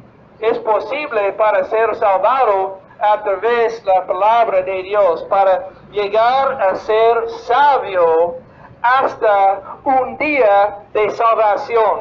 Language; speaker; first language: Spanish; non-native, fluent; English